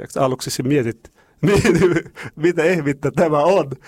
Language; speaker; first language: Finnish; non-native, learner; Arabic